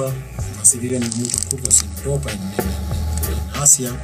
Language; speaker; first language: Spanish; non-native, learner; Kurdish